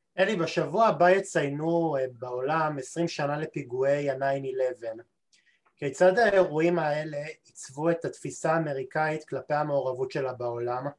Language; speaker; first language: Hebrew; native; Hebrew